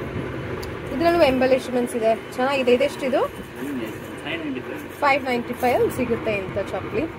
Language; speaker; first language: Kannada; native; Kannada